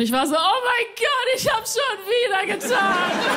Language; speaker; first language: German; early bilingual, other home language; Spanish